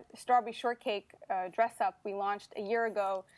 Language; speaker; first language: English; native; English